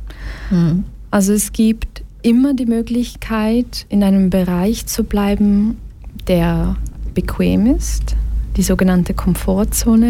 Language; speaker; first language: German; early bilingual, other home language; Portuguese